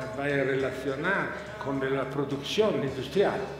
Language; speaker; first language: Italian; non-native, fluent; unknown